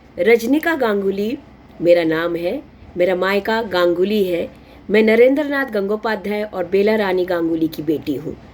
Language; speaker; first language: Hindi; non-native, local second language; Bangla